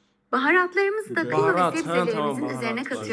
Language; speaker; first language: Turkish; native; Turkish